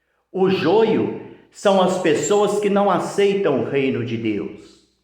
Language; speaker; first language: Portuguese; native; Portuguese